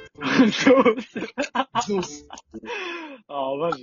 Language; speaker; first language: Japanese; native; Japanese